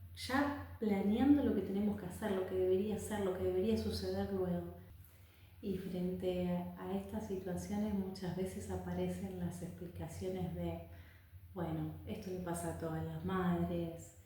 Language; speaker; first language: Spanish; native; Spanish